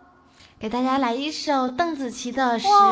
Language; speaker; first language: Chinese; native; Chinese